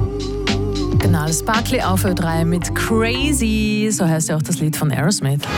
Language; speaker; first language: German; native; German